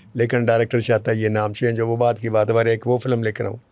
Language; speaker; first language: Urdu; non-native, local second language; Punjabi